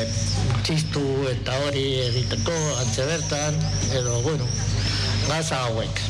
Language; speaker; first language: Basque; non-native, local second language; Spanish